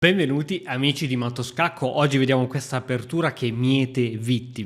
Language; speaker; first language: Italian; native; Italian